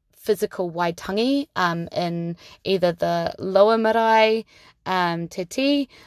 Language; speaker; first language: English; native; English